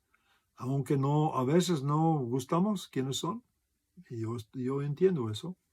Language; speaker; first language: Spanish; non-native, fluent; English